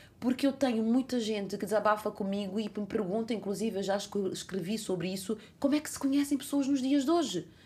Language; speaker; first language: Portuguese; non-native, local second language; Kabuverdianu